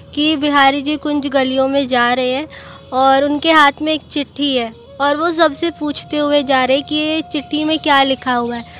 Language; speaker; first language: Hindi; non-native, local second language; Marathi